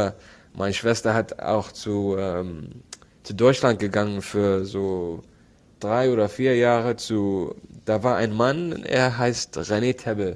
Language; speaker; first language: German; non-native, learner; Arabic